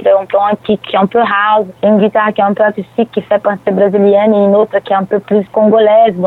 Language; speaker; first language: French; non-native, fluent; Portuguese